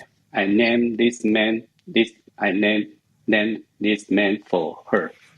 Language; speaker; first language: English; non-native, learner; Chinese